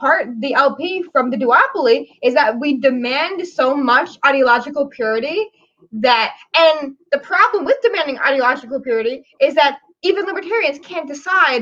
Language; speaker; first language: English; native; English